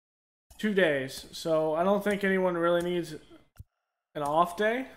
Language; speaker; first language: English; native; English